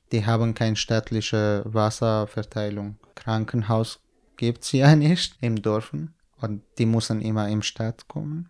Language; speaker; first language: German; non-native, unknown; Central Kurdish